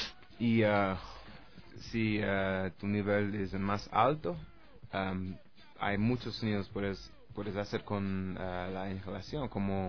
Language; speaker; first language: Spanish; non-native, learner; English